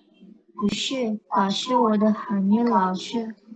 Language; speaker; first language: Chinese; non-native, learner; Indonesian